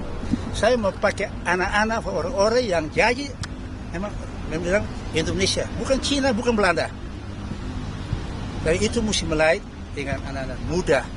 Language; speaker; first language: Indonesian; early bilingual, heritage; Dutch